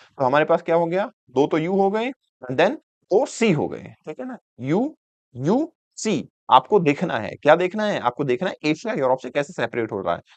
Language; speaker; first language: Hindi; native; Hindi